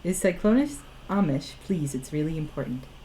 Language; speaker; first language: English; native; English